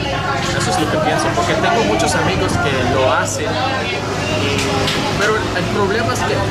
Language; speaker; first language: Spanish; non-native, learner; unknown